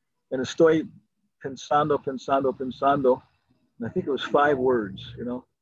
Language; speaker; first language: English; native; English